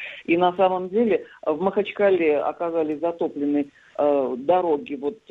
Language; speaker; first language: Russian; native; Russian